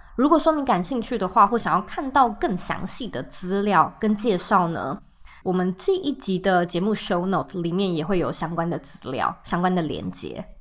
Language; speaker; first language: Chinese; native; Chinese